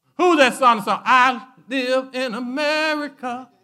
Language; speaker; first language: English; native; English